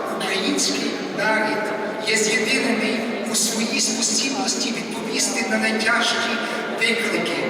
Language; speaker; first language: Ukrainian; early bilingual, heritage; Ukrainian